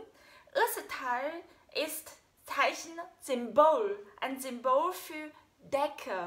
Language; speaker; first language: German; non-native, fluent; Chinese